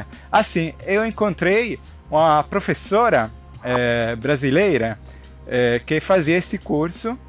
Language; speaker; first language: Portuguese; non-native, fluent; Italian